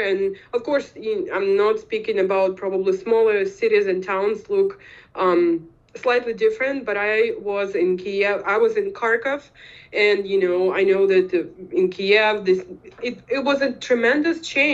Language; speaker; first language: English; non-native, fluent; Ukrainian